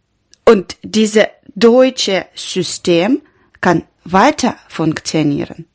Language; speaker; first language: German; non-native, learner; Ukrainian